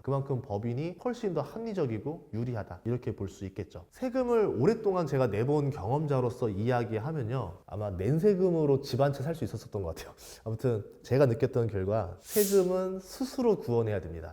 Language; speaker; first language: Korean; native; Korean